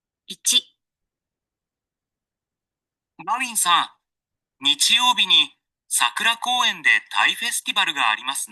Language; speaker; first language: Japanese; non-native, learner; Sinhala